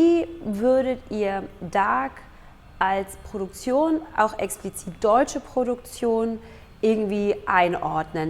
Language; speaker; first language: German; native; German